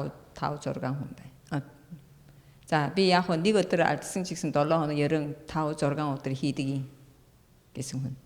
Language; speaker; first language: Mongolian; non-native, fluent; Korean